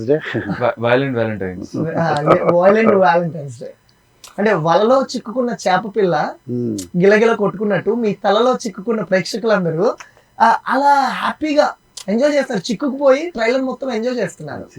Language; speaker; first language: Telugu; native; Telugu